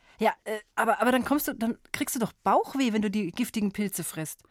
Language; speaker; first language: German; native; German